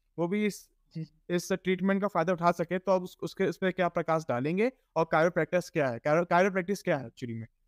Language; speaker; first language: Hindi; native; Hindi